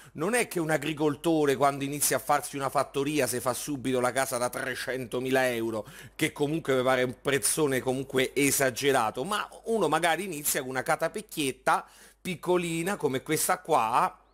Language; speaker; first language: Italian; native; Italian